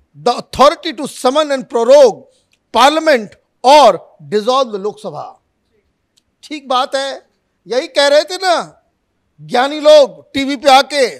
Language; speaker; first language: Hindi; native; Hindi